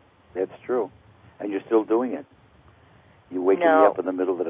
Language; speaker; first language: English; native; English